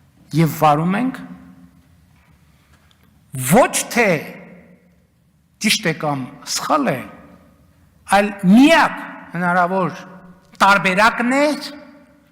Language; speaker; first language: Armenian; native; Armenian